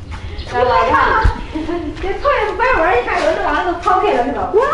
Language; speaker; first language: Chinese; native; Chinese